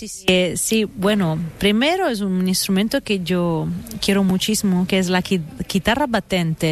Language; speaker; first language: Spanish; non-native, fluent; Italian